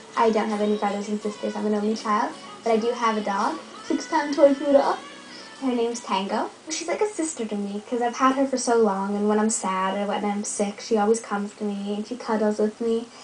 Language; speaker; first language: English; native; English